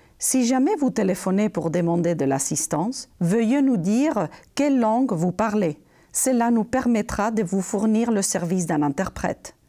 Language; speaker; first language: French; non-native, fluent; Spanish